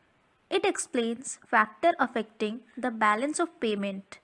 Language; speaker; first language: English; non-native, local second language; Hindi